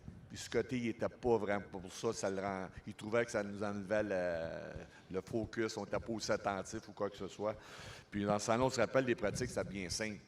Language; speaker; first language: French; native; French